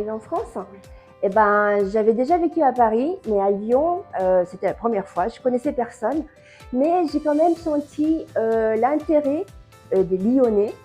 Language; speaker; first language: French; non-native, fluent; Japanese